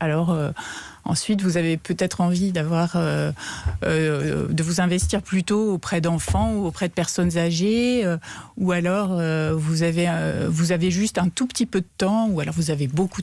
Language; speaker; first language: French; native; French